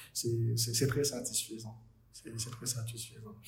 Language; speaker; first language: French; non-native, local second language; Haitian Creole